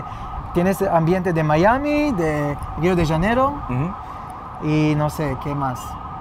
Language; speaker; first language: Spanish; non-native, fluent; Hebrew